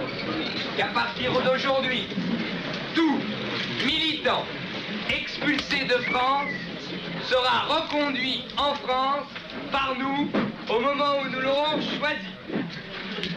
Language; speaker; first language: French; early bilingual, other home language; German